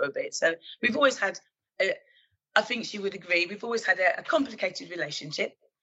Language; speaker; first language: English; native; English